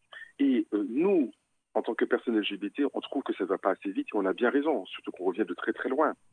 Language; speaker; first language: French; native; French